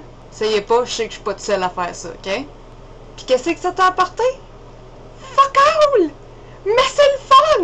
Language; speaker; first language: French; native; French